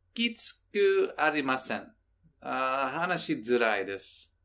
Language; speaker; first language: Japanese; non-native, fluent; English